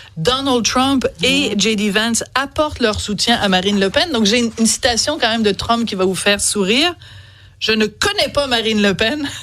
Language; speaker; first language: French; native; French